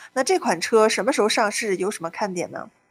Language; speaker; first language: Chinese; native; Chinese